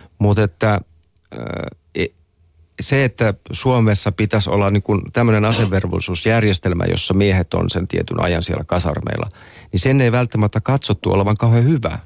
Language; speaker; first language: Finnish; native; Finnish